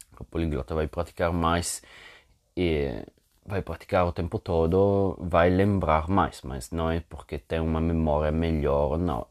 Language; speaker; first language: Portuguese; non-native, fluent; Italian